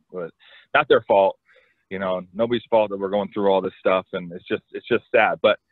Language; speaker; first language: English; native; English